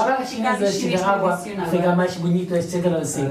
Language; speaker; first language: Portuguese; non-native, learner; Chinese